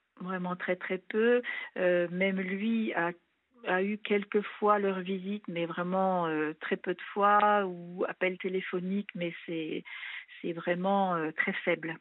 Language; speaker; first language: French; native; French